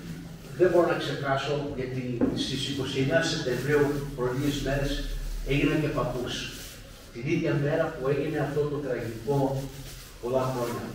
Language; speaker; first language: Greek; early bilingual, heritage; Greek